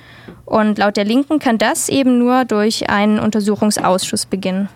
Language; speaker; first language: German; native; German